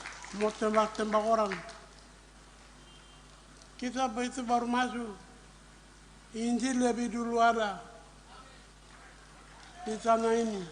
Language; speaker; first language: Indonesian; non-native, local second language; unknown